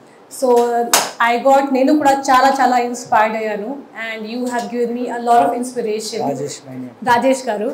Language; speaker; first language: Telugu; non-native, learner; Hindi